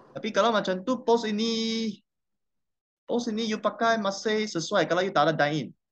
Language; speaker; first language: Malay; non-native, local second language; Chinese